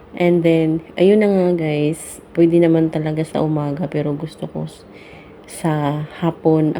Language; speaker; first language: Filipino; non-native, local second language; Cebuano